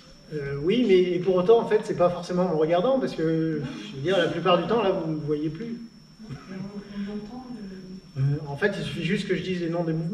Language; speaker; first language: French; native; French